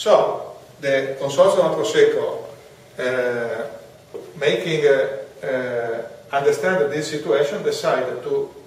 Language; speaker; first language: English; non-native, fluent; Italian